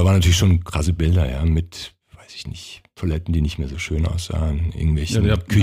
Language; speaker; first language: German; early bilingual, other home language; Croatian